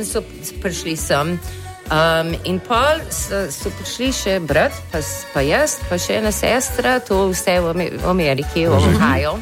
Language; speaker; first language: Slovenian; early bilingual, heritage; Slovenian